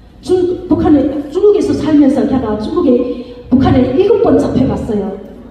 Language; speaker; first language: Korean; native; Korean